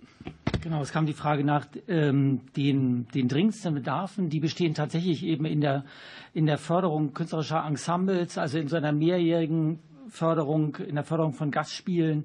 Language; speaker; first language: German; native; German